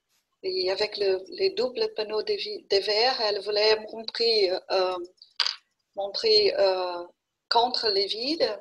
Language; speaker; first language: French; non-native, fluent; Portuguese